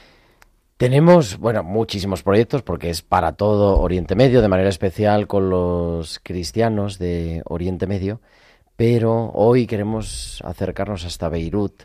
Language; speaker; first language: Spanish; native; Spanish